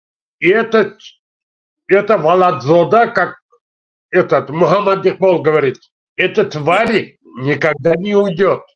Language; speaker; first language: Russian; non-native, local second language; Tajik